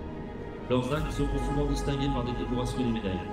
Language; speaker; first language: French; native; French